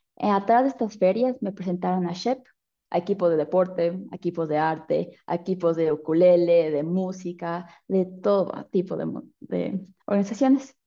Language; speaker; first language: Spanish; early bilingual, heritage; Spanish